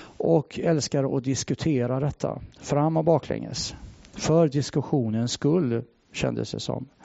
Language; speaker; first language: Swedish; native; Swedish